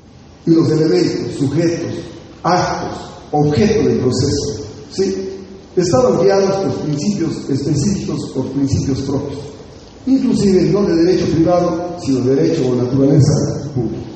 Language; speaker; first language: Spanish; native; Spanish